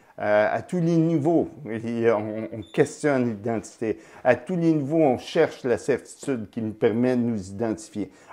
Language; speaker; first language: French; native; French